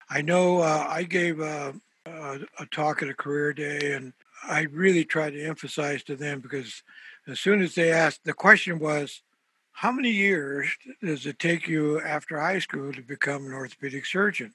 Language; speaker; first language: English; early bilingual, other home language; Spanish